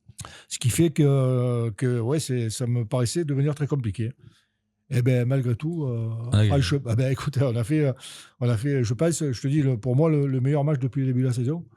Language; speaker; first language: French; native; French